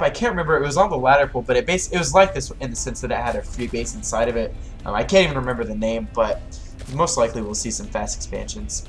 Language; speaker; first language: English; native; English